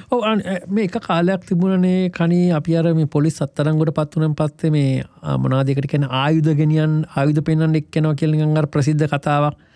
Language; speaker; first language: Sinhala; native; Sinhala